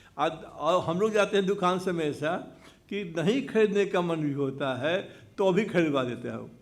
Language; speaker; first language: Hindi; native; Hindi